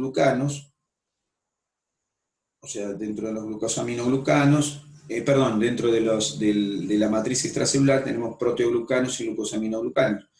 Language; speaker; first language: Spanish; native; Spanish